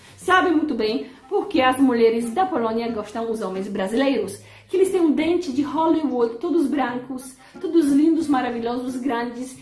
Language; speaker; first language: Portuguese; non-native, fluent; Polish